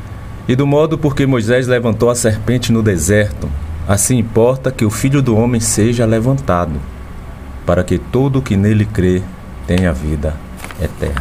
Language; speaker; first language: Portuguese; native; Portuguese